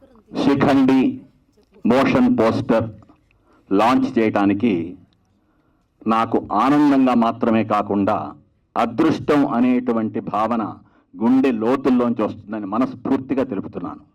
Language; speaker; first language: Telugu; native; Telugu